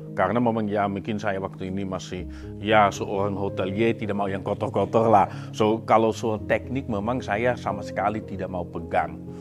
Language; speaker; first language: Indonesian; non-native, fluent; Dutch